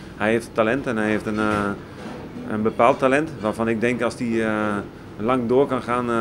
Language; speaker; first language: Dutch; native; Dutch